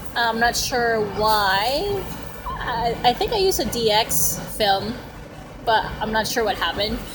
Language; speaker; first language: English; non-native, local second language; Filipino